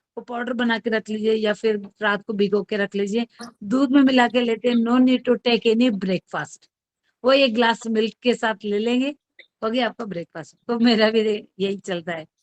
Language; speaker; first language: Hindi; non-native, local second language; Telugu